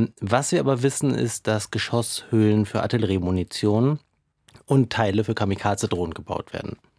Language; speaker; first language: German; native; German